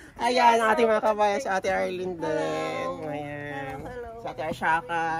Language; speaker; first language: Filipino; native; Filipino